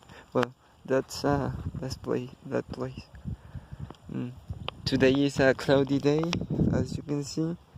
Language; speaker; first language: English; non-native, learner; Spanish